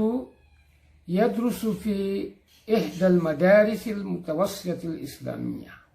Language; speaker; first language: Arabic; non-native, fluent; Indonesian